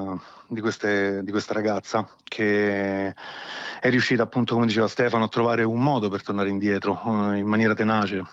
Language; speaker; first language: Italian; native; Italian